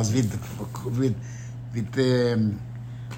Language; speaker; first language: English; non-native, learner; Romanian